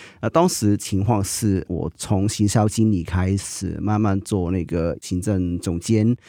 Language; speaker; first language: Chinese; non-native, local second language; Cantonese